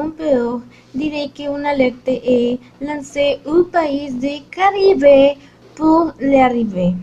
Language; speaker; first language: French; non-native, learner; Spanish